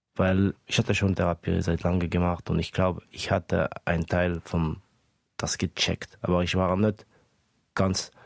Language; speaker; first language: German; early bilingual, other home language; Estonian